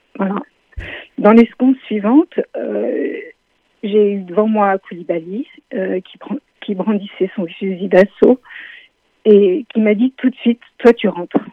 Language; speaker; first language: French; native; French